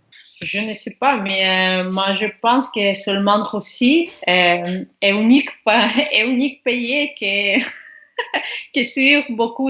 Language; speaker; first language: French; non-native, learner; Russian